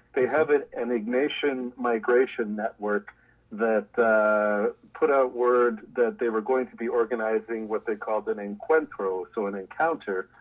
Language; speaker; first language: English; native; English